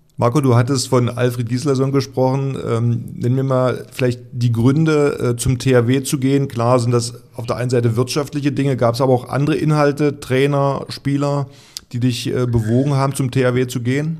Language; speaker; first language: German; native; German